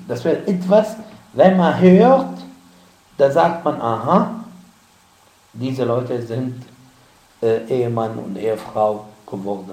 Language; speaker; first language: German; non-native, fluent; Arabic